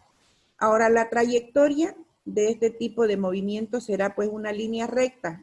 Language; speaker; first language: Spanish; native; Spanish